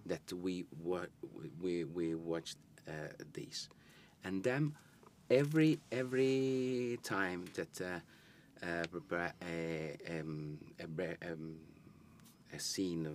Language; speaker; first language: English; non-native, learner; Italian